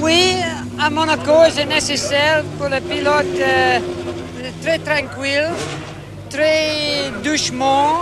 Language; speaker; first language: French; non-native, learner; English